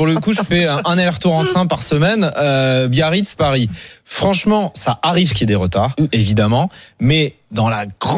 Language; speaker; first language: French; native; French